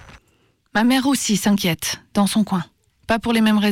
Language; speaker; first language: French; native; French